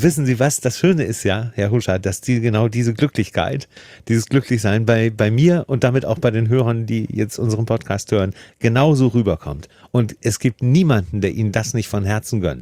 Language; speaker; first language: German; native; German